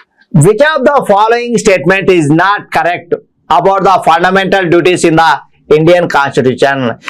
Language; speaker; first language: English; non-native, local second language; Telugu